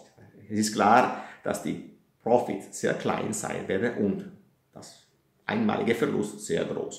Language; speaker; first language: German; non-native, fluent; Italian